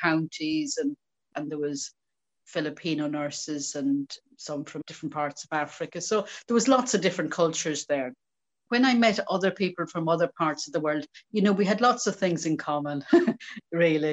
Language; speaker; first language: English; native; English